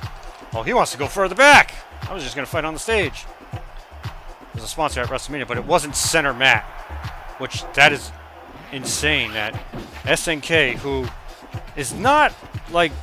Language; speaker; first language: English; native; English